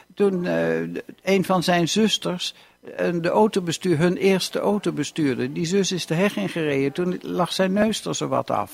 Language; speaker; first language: Dutch; native; Dutch